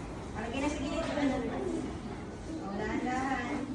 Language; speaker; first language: Filipino; native; Filipino